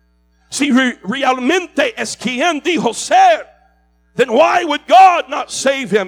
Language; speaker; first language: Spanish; non-native, learner; English